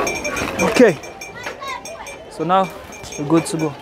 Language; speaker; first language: English; non-native, fluent; Haitian Creole